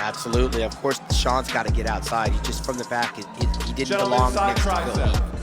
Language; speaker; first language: English; native; English